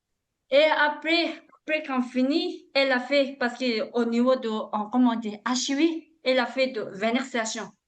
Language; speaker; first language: French; non-native, learner; Tibetan